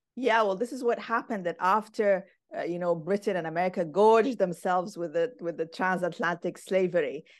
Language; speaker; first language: English; non-native, fluent; Arabic